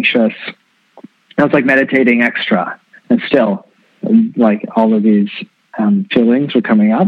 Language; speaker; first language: English; native; English